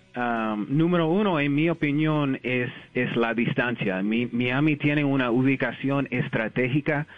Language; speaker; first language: Spanish; early bilingual, heritage; English